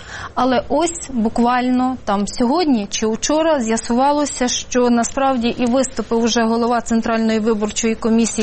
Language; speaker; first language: Ukrainian; native; Ukrainian